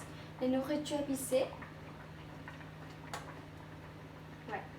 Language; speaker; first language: French; non-native, learner; Korean